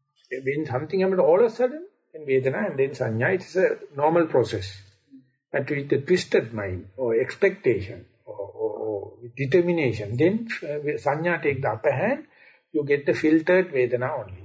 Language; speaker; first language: English; non-native, local second language; Sinhala